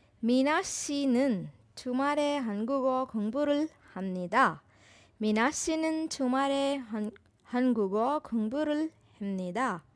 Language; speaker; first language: Korean; non-native, fluent; Urdu